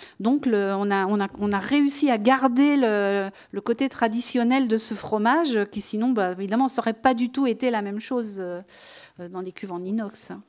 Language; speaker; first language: French; native; French